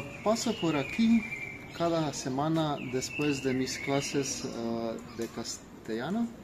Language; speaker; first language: Spanish; non-native, learner; Slovenian